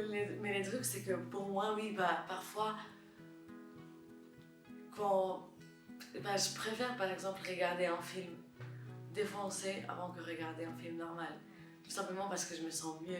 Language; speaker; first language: French; non-native, fluent; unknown